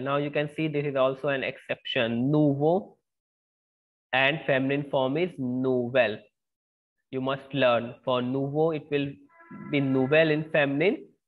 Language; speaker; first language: English; non-native, local second language; Hindi